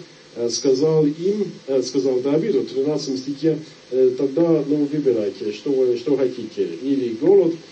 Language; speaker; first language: Russian; non-native, fluent; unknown